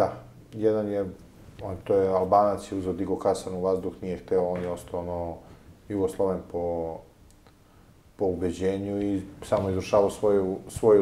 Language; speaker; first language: Serbian; native; Serbian